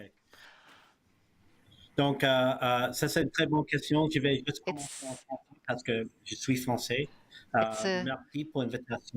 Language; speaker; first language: French; early bilingual, heritage; English